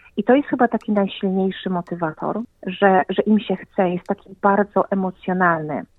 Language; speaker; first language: Polish; native; Polish